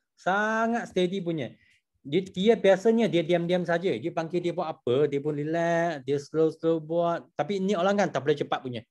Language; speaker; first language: Malay; non-native, local second language; Chinese